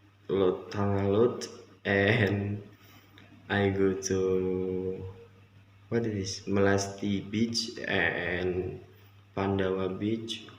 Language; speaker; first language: English; non-native, learner; Indonesian